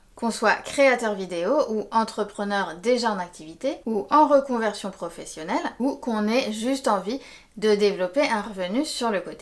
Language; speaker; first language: French; native; French